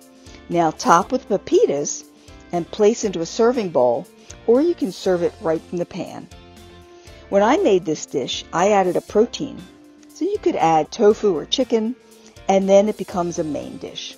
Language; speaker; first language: English; native; English